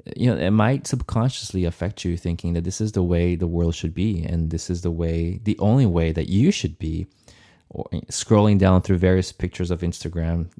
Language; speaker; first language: English; non-native, fluent; Portuguese